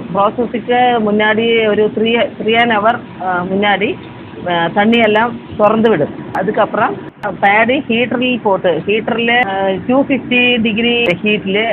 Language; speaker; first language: Tamil; non-native, learner; Malayalam